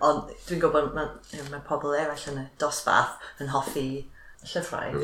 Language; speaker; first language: Welsh; non-native, fluent; English